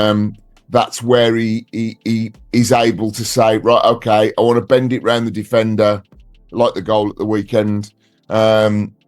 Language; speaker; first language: English; native; English